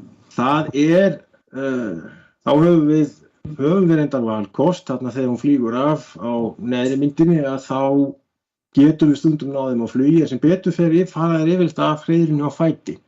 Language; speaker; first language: Icelandic; native; Icelandic